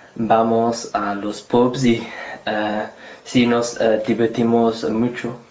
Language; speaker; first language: Spanish; non-native, fluent; English